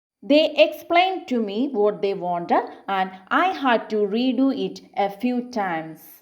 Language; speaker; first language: English; non-native, local second language; Malayalam